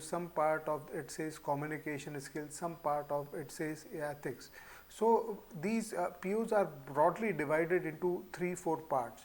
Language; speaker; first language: English; non-native, local second language; Hindi